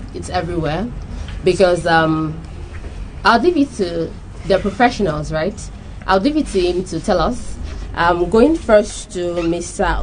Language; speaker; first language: English; non-native, local second language; Yoruba